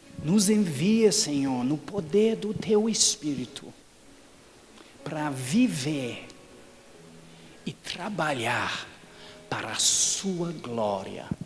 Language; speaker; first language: Portuguese; non-native, fluent; English